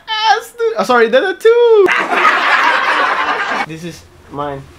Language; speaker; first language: English; non-native, fluent; Filipino